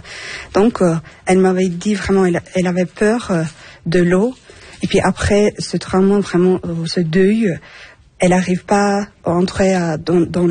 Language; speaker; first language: French; non-native, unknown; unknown